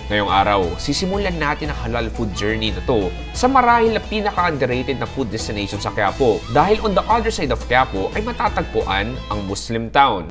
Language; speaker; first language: Filipino; native; Filipino